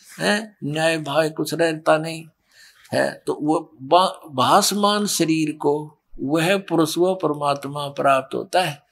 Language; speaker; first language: Hindi; native; Hindi